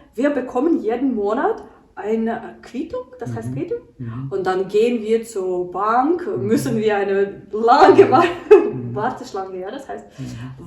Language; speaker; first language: German; non-native, learner; Ukrainian